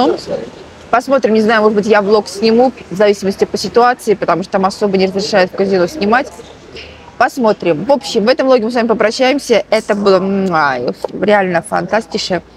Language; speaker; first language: Russian; native; Russian